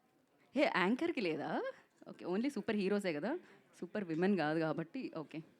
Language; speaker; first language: Telugu; native; Telugu